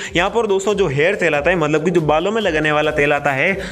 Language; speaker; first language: Hindi; native; Hindi